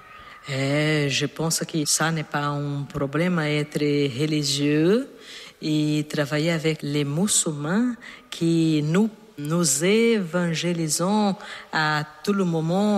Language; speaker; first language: French; non-native, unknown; Portuguese